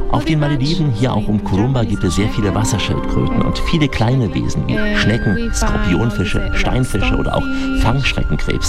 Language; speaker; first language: German; native; German